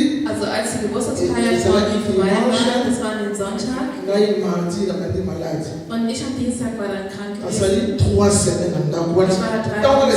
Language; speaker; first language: German; non-native, fluent; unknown